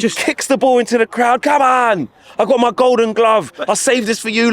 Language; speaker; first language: English; native; English